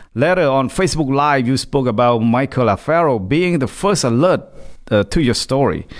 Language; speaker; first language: English; non-native, fluent; Khmer